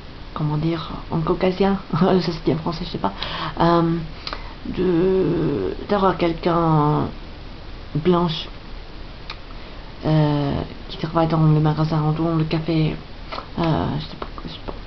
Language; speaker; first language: French; non-native, fluent; English